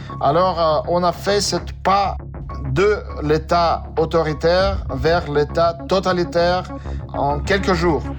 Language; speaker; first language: French; non-native, learner; Russian